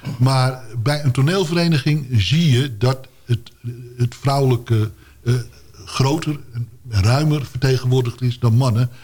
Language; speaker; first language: Dutch; native; Dutch